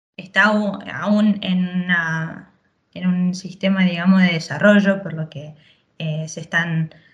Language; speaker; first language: Spanish; native; Spanish